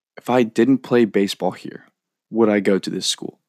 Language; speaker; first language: English; native; English